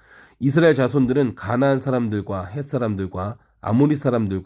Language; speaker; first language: Korean; native; Korean